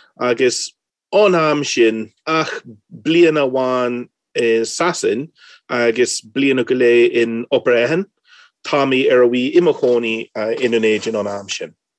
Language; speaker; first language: Irish; non-native, fluent; English